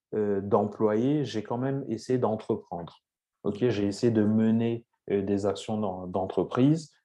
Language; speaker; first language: French; native; French